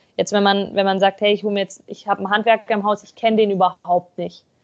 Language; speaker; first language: German; native; German